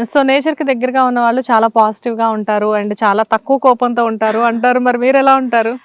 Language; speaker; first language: Telugu; native; Telugu